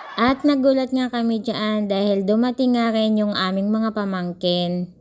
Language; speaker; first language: Filipino; non-native, local second language; Hiligaynon